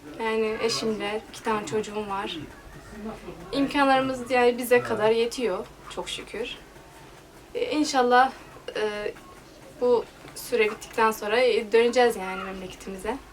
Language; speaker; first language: Turkish; non-native, fluent; Arabic